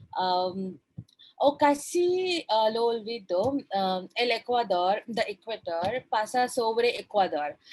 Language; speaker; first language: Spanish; non-native, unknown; Bangla